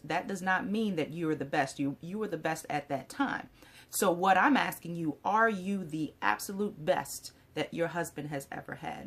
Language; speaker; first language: English; native; English